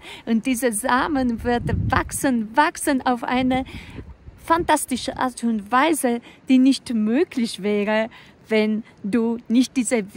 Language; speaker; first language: German; non-native, fluent; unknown